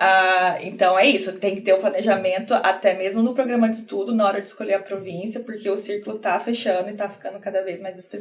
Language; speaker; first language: Portuguese; native; Portuguese